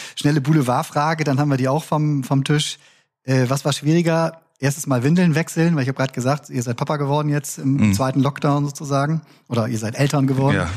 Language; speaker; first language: German; native; German